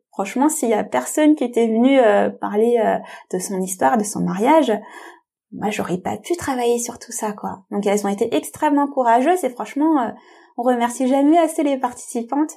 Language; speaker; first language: French; native; French